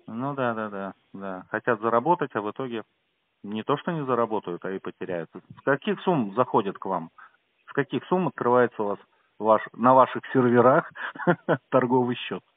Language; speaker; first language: Russian; native; Russian